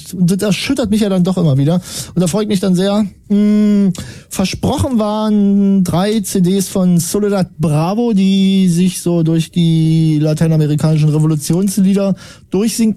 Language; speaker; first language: German; native; German